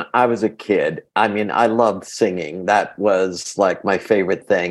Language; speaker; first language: English; early bilingual, other home language; Greek